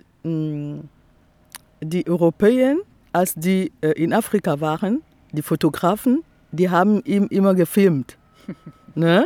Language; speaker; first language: German; non-native, fluent; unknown